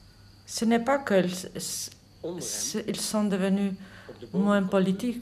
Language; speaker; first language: French; non-native, fluent; Dutch